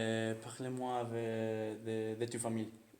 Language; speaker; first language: French; non-native, learner; Spanish